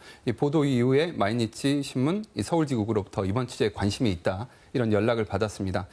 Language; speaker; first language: Korean; native; Korean